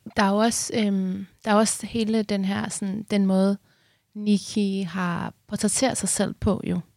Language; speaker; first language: Danish; early bilingual, other home language; Persian